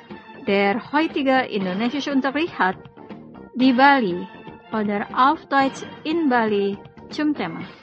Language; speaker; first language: German; non-native, fluent; Indonesian